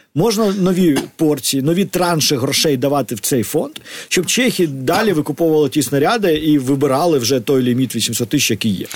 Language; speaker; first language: Ukrainian; native; Ukrainian